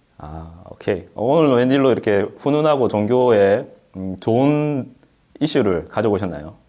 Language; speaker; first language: Korean; native; Korean